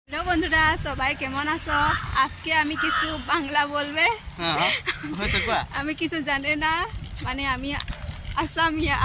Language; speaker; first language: Bangla; non-native, learner; Assamese